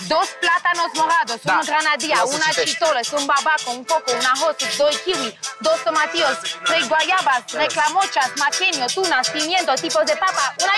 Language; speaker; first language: Spanish; non-native, learner; Romanian